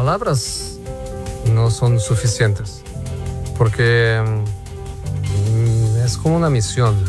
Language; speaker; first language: Spanish; non-native, fluent; Portuguese